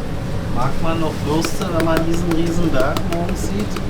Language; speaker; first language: German; native; German